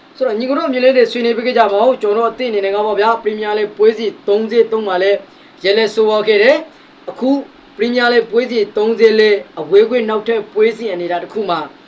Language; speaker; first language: Burmese; native; Burmese